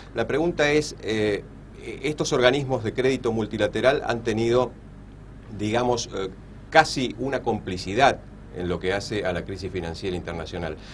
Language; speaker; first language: Spanish; native; Spanish